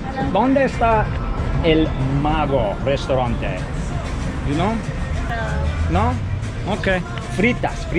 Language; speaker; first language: Spanish; non-native, learner; English